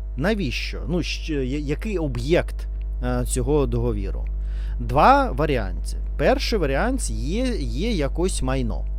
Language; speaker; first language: Ukrainian; non-native, learner; Russian